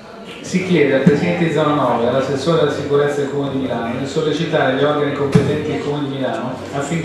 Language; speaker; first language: Italian; native; Italian